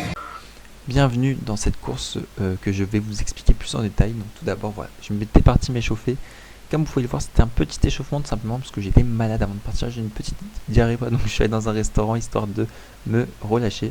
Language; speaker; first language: French; native; French